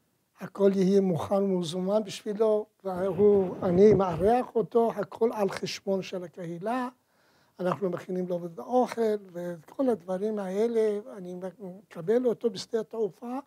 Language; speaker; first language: Hebrew; non-native, fluent; Persian